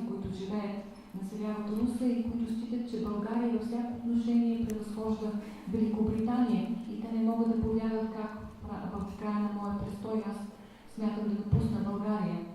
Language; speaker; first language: Bulgarian; native; Bulgarian